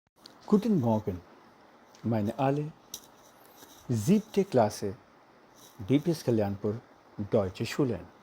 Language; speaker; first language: German; non-native, learner; Hindi